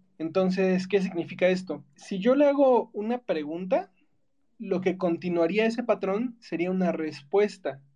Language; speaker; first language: Spanish; native; Spanish